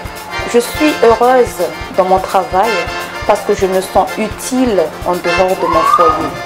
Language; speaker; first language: French; non-native, local second language; Malagasy